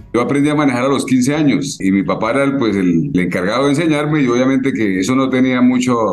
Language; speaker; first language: Spanish; native; Spanish